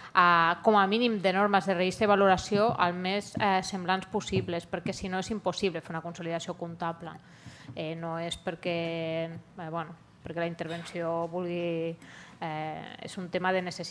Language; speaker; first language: Catalan; native; Catalan